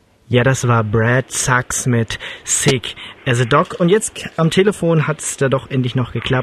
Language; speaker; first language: German; native; German